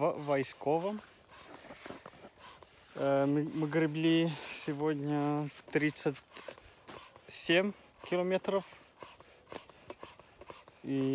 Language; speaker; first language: Russian; non-native, learner; Finnish